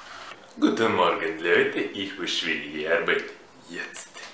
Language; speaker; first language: German; non-native, learner; Russian